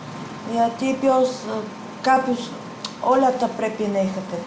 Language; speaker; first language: Greek; non-native, learner; Bulgarian